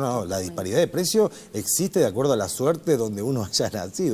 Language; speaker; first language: Spanish; native; Spanish